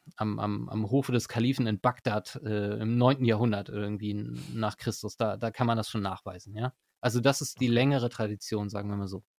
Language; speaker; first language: German; native; German